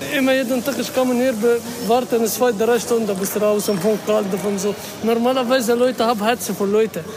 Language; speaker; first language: German; non-native, learner; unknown